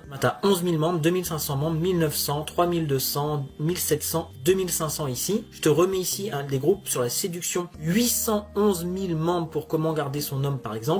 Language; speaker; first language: French; native; French